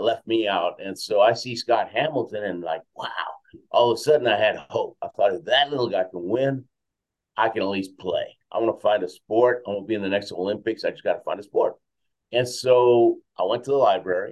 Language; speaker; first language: English; early bilingual, other home language; Spanish